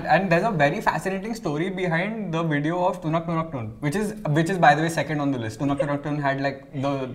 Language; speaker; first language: English; non-native, local second language; Hindi